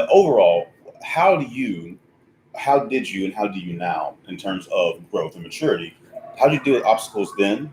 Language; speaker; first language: English; native; English